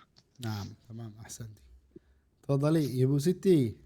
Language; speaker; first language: Arabic; non-native, fluent; Indonesian